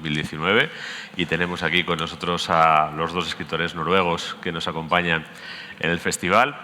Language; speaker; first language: Spanish; native; Spanish